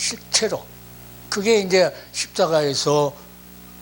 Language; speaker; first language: Korean; native; Korean